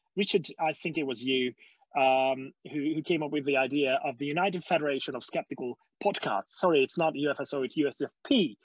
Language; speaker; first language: English; non-native, fluent; Hungarian